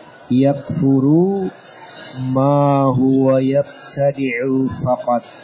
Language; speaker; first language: Arabic; non-native, fluent; Indonesian